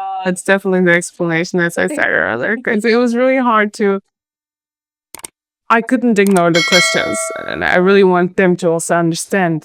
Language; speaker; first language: English; non-native, fluent; Mongolian